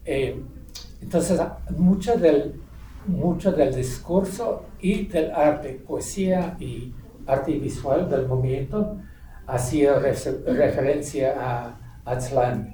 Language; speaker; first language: Spanish; non-native, fluent; English